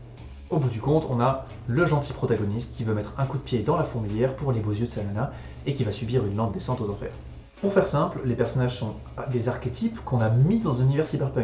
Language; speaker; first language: French; native; French